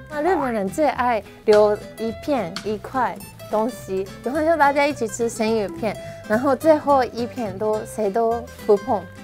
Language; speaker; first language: Chinese; non-native, fluent; Japanese